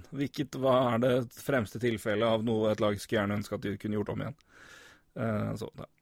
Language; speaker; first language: Norwegian; native; Norwegian